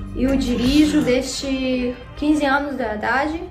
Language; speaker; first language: Portuguese; non-native, learner; Russian